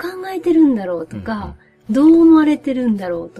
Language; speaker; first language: Japanese; native; Japanese